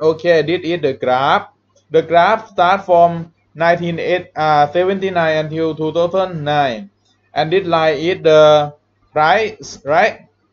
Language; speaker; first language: English; non-native, learner; Thai